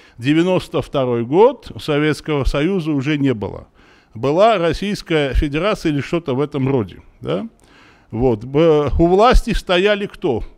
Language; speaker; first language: Russian; non-native, local second language; Armenian